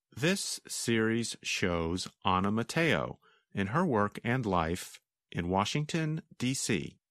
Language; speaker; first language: English; native; English